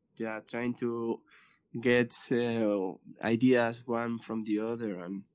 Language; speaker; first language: English; non-native, fluent; Spanish